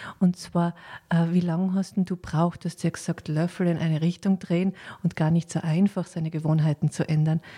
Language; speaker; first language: German; native; German